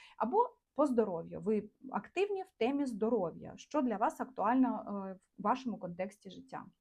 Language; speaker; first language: Ukrainian; non-native, local second language; Russian